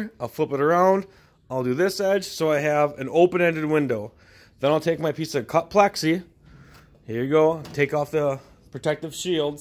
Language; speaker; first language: English; native; English